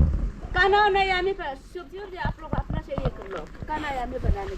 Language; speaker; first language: Hindi; non-native, local second language; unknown